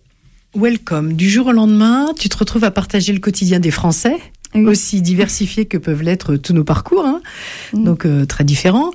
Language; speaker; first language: French; native; French